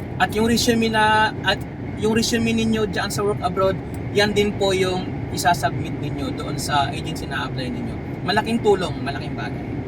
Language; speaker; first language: Filipino; non-native, local second language; Cebuano